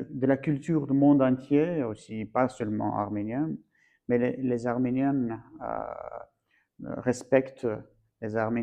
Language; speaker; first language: French; non-native, fluent; Armenian